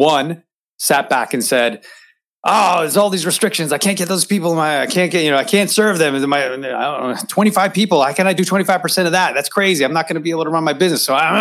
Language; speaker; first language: English; native; English